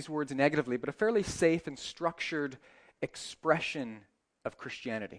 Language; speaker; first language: English; native; English